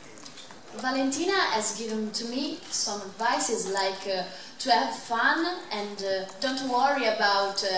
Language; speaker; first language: English; non-native, local second language; Italian